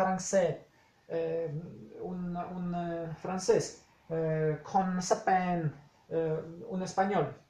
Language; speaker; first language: Spanish; non-native, fluent; Polish